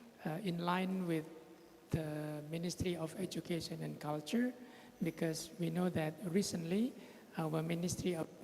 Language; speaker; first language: English; non-native, fluent; Indonesian